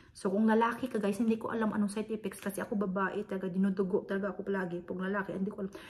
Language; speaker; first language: Filipino; non-native, local second language; Hiligaynon